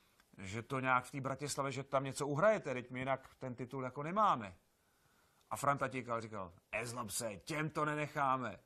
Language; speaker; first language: Czech; native; Czech